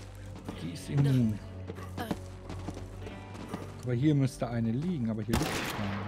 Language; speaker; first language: German; native; German